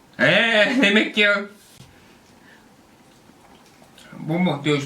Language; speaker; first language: Turkish; non-native, learner; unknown